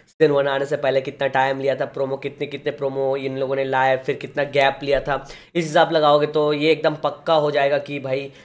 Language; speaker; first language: Hindi; native; Hindi